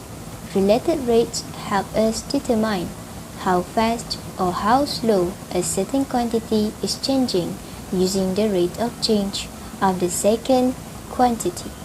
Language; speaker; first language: English; non-native, local second language; Malay